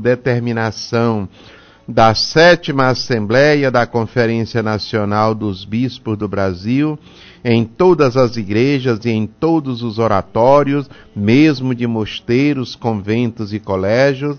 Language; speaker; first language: Portuguese; native; Portuguese